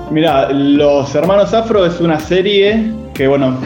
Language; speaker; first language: Spanish; native; Spanish